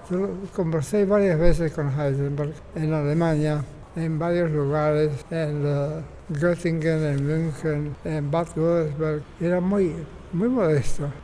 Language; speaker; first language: Spanish; native; Spanish